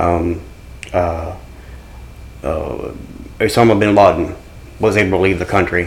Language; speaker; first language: English; native; English